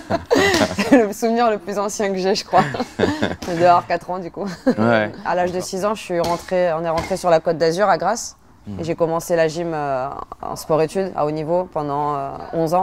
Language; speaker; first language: French; native; French